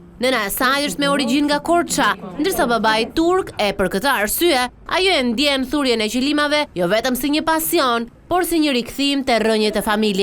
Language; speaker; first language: Albanian; native; Albanian